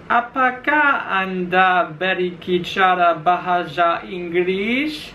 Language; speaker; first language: Indonesian; non-native, learner; English